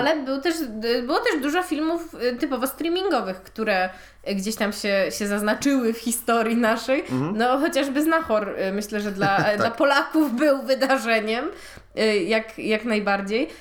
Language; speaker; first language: Polish; native; Polish